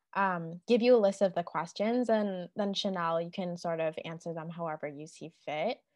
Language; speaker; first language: English; native; English